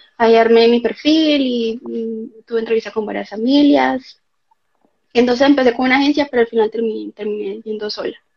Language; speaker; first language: Spanish; native; Spanish